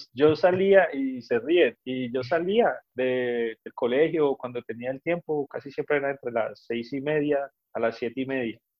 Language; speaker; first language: Spanish; native; Spanish